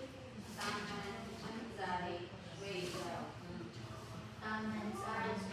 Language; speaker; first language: Chinese; non-native, learner; Filipino